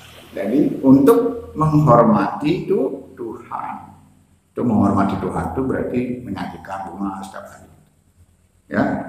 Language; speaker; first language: Indonesian; non-native, local second language; Balinese